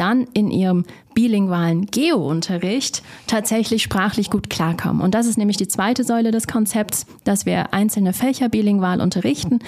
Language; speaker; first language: German; native; German